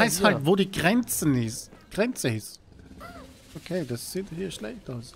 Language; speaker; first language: German; native; German